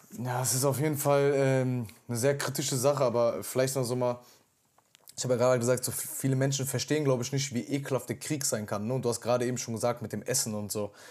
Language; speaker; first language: German; early bilingual, other home language; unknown